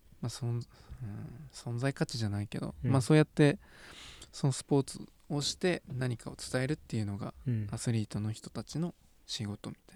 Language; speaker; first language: Japanese; native; Japanese